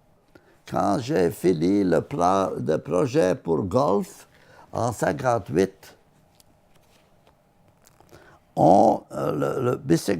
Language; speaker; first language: French; non-native, learner; Latvian